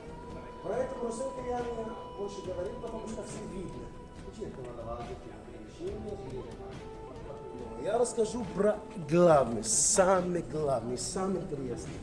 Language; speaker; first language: Russian; non-native, learner; Arabic